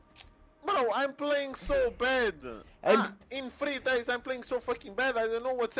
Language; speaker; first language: English; non-native, learner; Portuguese